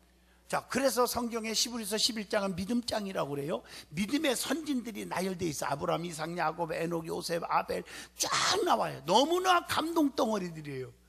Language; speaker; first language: Korean; native; Korean